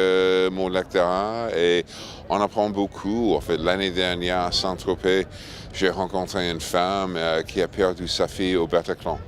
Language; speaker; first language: French; non-native, fluent; English